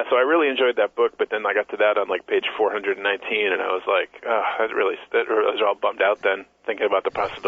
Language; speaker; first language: English; native; English